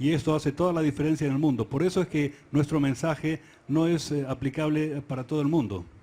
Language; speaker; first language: Spanish; native; Spanish